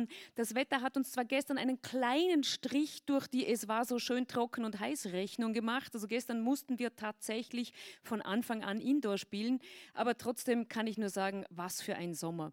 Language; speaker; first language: German; native; German